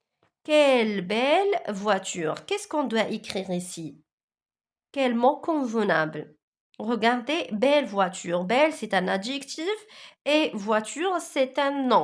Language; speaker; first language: French; non-native, local second language; Arabic